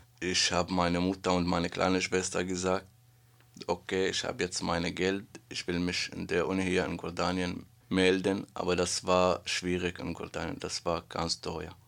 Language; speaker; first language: German; non-native, learner; Arabic